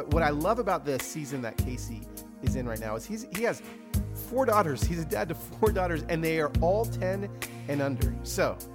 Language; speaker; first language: English; early bilingual, other home language; Spanish